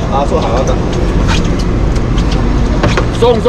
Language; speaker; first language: Chinese; native; Chinese